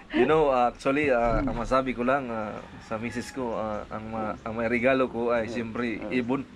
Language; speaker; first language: Filipino; non-native, local second language; Cebuano